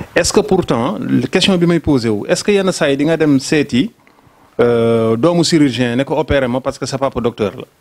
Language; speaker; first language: Wolof; non-native, local second language; Soninke